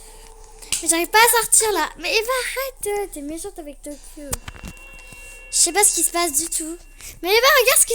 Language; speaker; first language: French; native; French